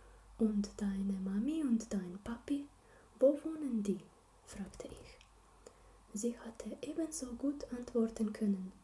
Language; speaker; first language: German; non-native, learner; Slovenian